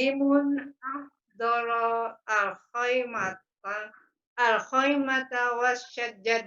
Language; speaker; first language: Arabic; non-native, learner; Indonesian